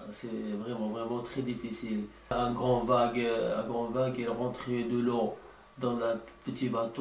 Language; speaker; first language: French; non-native, learner; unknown